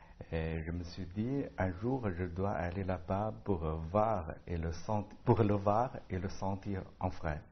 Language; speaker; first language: French; non-native, learner; Chinese